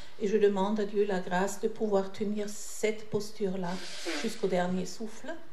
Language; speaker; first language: French; non-native, fluent; German